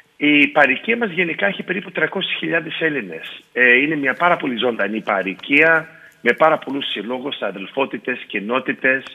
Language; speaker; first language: Greek; early bilingual, heritage; Greek